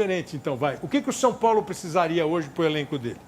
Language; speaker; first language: Portuguese; native; Portuguese